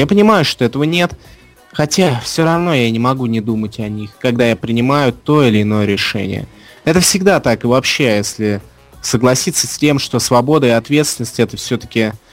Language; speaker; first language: Russian; non-native, fluent; English